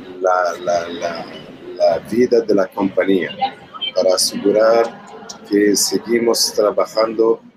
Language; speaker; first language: Spanish; non-native, learner; Arabic